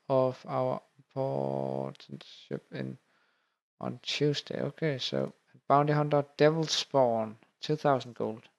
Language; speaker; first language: English; non-native, fluent; Danish